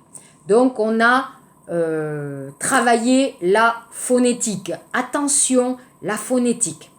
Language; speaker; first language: French; native; French